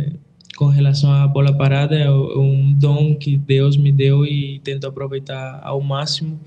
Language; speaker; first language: Portuguese; non-native, fluent; Spanish